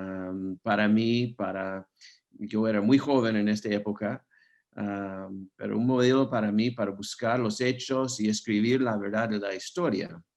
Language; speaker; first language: Spanish; non-native, fluent; English